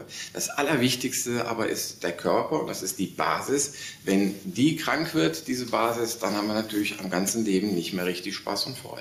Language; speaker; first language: German; native; German